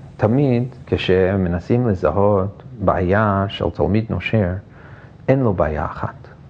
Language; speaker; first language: Hebrew; non-native, fluent; English